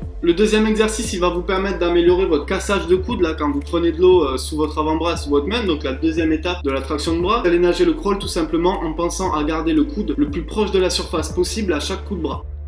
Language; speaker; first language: French; native; French